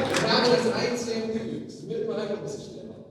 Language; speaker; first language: German; native; German